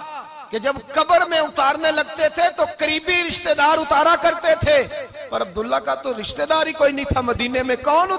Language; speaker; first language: Hindi; non-native, local second language; Punjabi